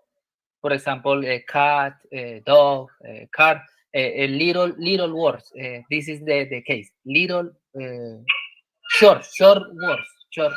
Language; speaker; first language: English; non-native, learner; Spanish